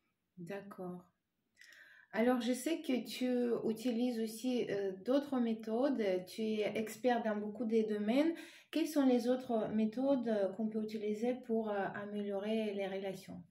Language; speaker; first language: French; non-native, fluent; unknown